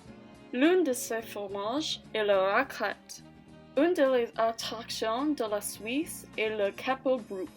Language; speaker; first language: French; non-native, learner; English